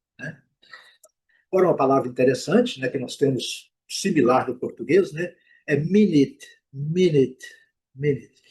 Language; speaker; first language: Portuguese; native; Portuguese